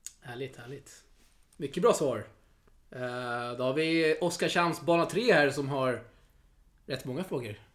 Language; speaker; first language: Swedish; native; Swedish